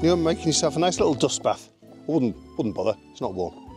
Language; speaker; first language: English; native; English